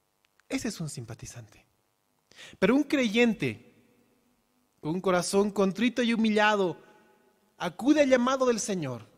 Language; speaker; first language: Spanish; native; Spanish